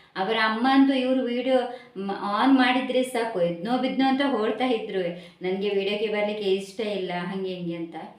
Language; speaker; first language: Kannada; non-native, local second language; Tulu